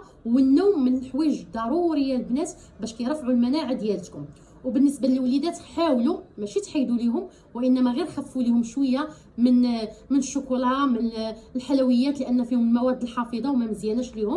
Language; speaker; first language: Arabic; native; Arabic